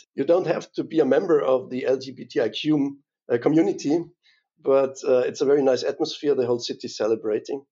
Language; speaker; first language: English; non-native, fluent; German